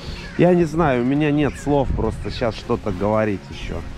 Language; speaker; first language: Russian; native; Russian